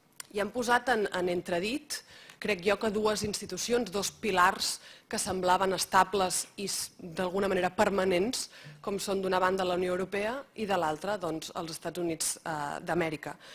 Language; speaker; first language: Catalan; native; Catalan